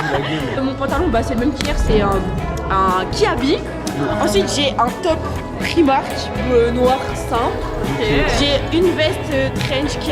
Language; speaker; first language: French; native; French